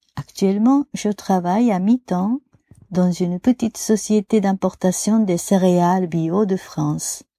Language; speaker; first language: French; non-native, fluent; Japanese